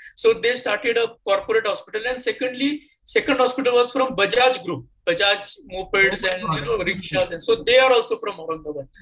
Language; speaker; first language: English; non-native, local second language; Marathi